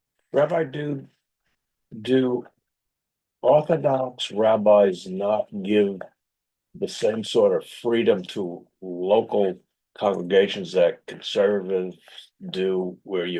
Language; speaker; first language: English; native; English